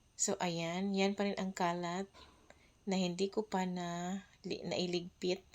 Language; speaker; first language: Filipino; non-native, local second language; Cebuano